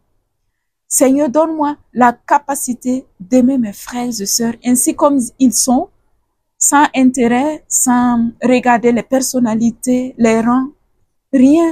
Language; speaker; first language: French; non-native, fluent; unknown